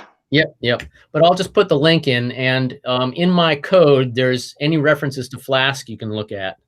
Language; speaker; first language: English; native; English